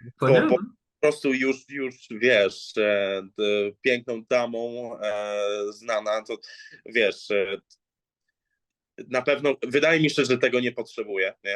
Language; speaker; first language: Polish; early bilingual, heritage; English